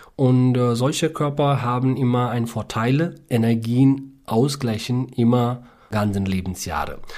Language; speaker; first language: German; non-native, learner; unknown